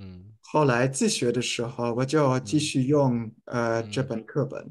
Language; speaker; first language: Chinese; non-native, fluent; German